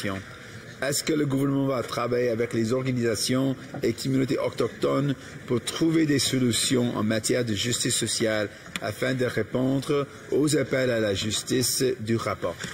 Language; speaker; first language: French; non-native, local second language; English